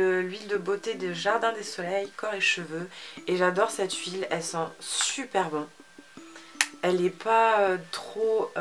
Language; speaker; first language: French; native; French